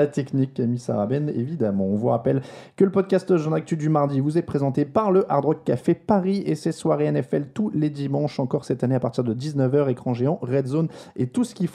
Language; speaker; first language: French; native; French